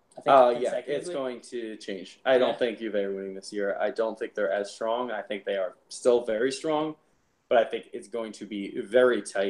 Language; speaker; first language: English; native; English